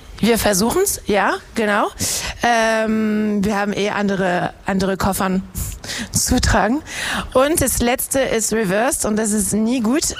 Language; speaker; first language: German; non-native, fluent; French